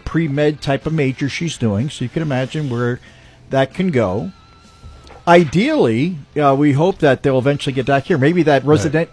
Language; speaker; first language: English; native; English